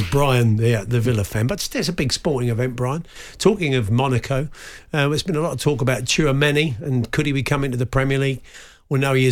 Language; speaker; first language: English; native; English